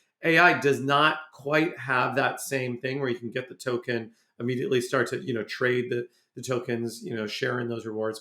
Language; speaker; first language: English; native; English